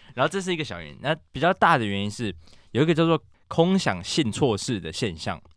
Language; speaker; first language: Chinese; native; Chinese